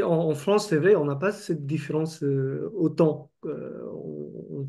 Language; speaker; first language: French; non-native, fluent; Marathi